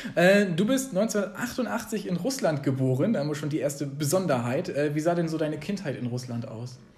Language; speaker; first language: German; native; German